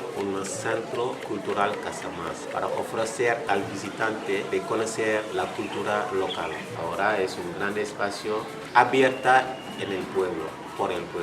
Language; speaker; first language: Spanish; non-native, fluent; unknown